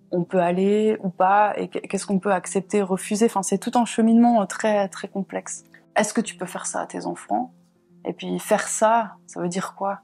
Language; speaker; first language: French; native; French